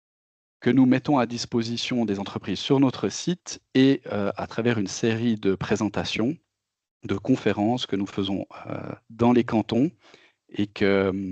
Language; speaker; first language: French; native; French